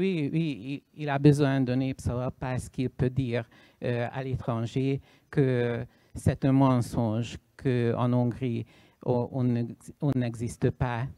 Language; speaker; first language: French; non-native, learner; Hungarian